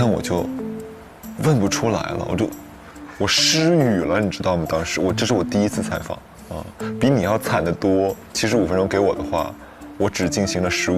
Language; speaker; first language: Chinese; native; Chinese